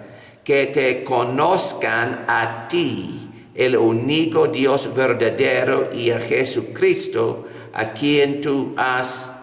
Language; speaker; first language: Spanish; non-native, fluent; English